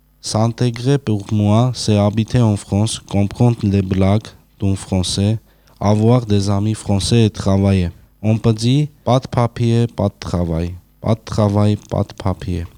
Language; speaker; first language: French; non-native, learner; Armenian